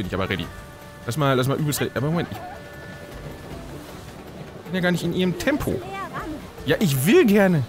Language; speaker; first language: German; native; German